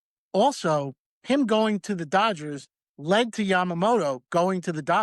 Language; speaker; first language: English; native; English